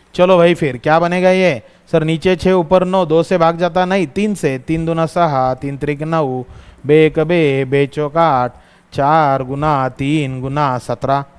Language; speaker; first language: Hindi; non-native, local second language; Marathi